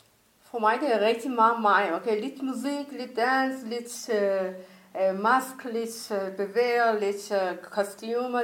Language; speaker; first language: Danish; non-native, fluent; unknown